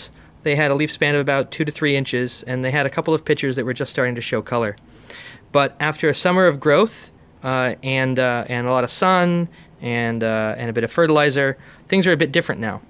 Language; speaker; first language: English; native; English